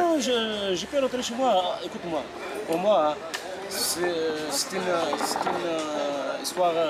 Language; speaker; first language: French; non-native, local second language; Arabic